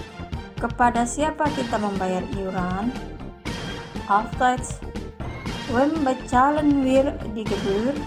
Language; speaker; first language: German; non-native, fluent; Indonesian